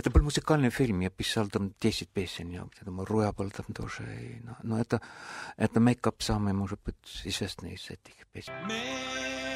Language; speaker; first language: Russian; non-native, fluent; Estonian